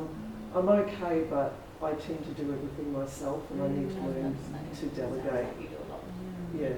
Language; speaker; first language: English; native; English